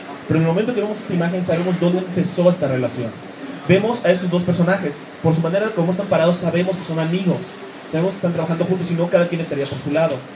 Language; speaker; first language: Spanish; native; Spanish